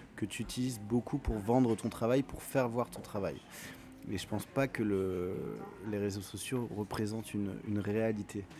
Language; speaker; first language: French; native; French